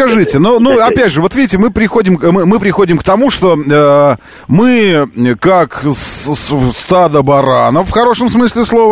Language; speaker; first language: Russian; native; Russian